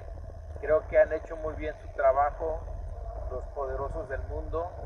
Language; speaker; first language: Spanish; native; Spanish